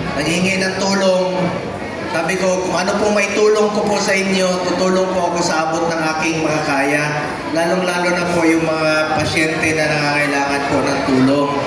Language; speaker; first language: Filipino; non-native, local second language; Cebuano